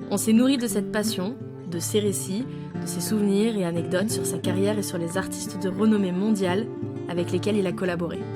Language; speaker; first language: French; native; French